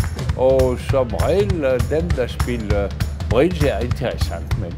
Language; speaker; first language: Danish; non-native, fluent; French